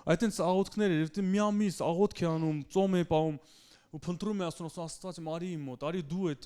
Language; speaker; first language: Armenian; early bilingual, heritage; Russian